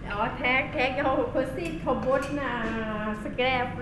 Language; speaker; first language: Swedish; non-native, learner; Thai